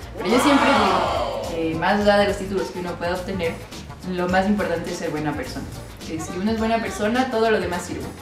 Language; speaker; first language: Spanish; native; Spanish